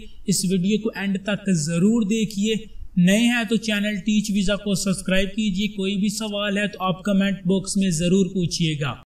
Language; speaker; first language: Hindi; non-native, local second language; Punjabi